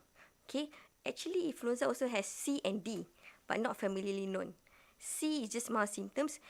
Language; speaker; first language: English; non-native, local second language; Malay